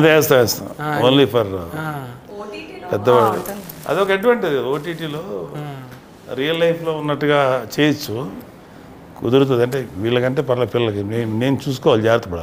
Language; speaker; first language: Telugu; native; Telugu